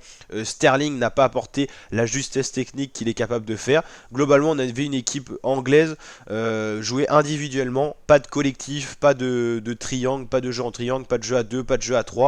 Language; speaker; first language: French; native; French